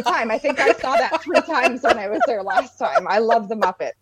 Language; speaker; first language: English; native; English